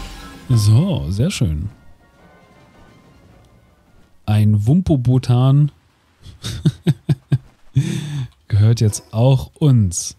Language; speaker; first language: German; native; German